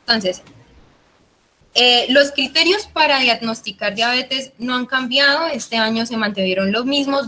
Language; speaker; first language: Spanish; native; Spanish